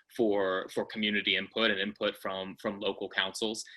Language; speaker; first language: English; native; English